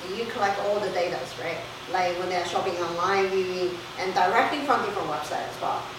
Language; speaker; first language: English; non-native, fluent; Chinese